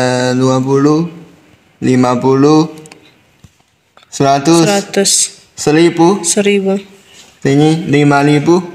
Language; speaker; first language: Indonesian; non-native, learner; Chinese